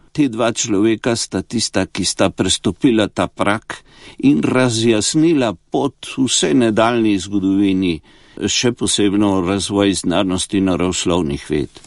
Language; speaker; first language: Slovenian; early bilingual, heritage; Slovenian